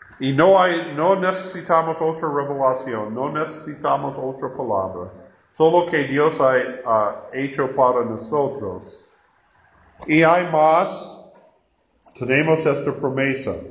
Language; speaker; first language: Spanish; non-native, learner; English